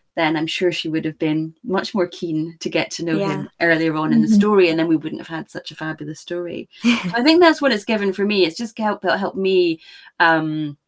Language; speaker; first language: English; native; English